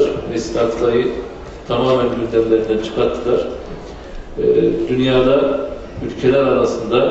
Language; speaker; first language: Turkish; native; Turkish